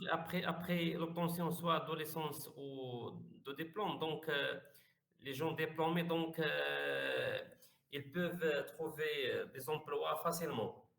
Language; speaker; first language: French; non-native, learner; Arabic